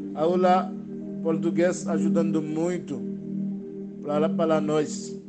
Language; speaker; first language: Portuguese; non-native, learner; Haitian Creole